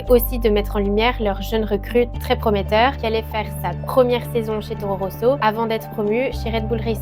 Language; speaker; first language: French; native; French